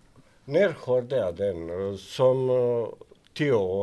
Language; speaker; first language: Swedish; non-native, fluent; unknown